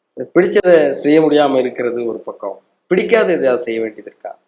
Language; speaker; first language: Tamil; native; Tamil